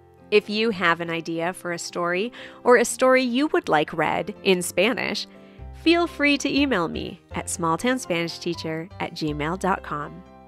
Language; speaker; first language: English; native; English